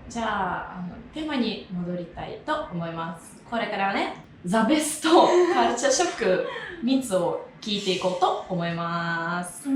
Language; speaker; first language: Japanese; non-native, fluent; Russian